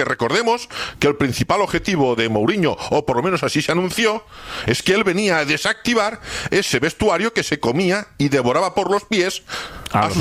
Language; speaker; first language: Spanish; native; Spanish